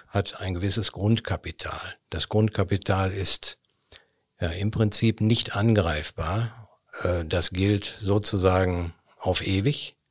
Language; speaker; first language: German; native; German